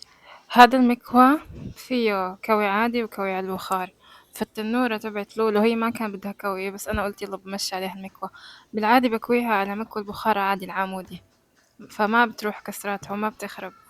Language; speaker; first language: Arabic; native; Arabic